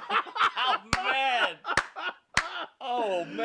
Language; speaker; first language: English; native; English